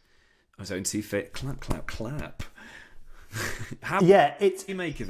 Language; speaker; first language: English; native; English